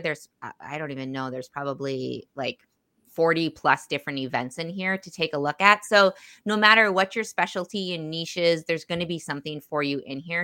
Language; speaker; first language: English; native; English